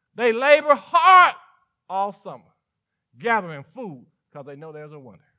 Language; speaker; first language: English; native; English